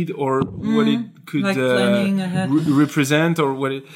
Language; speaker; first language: English; non-native, fluent; French